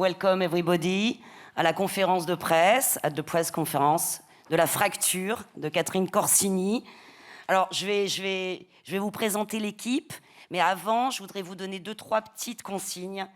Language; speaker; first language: French; native; French